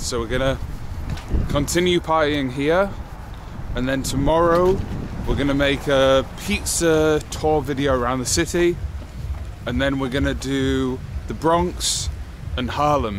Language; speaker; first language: English; native; English